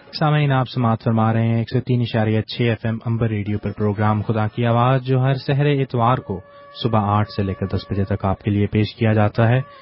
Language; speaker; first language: Urdu; non-native, local second language; Punjabi